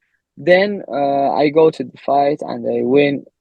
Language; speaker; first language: English; non-native, learner; Arabic